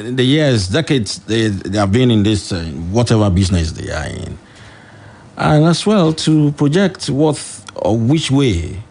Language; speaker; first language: English; non-native, local second language; Yoruba